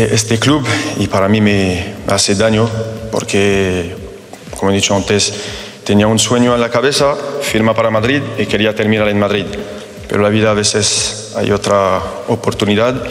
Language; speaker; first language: Spanish; non-native, fluent; French